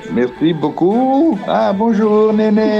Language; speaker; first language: French; non-native, fluent; Dutch